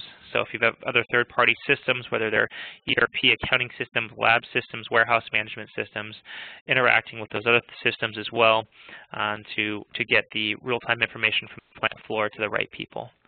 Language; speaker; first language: English; native; English